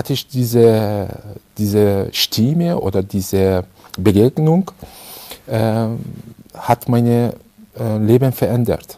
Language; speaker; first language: German; non-native, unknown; Persian